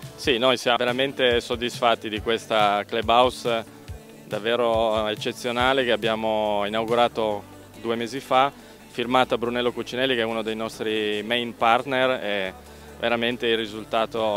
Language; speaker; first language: Italian; native; Italian